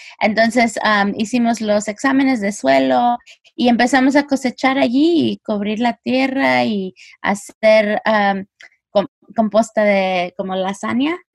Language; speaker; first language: Spanish; early bilingual, heritage; Spanish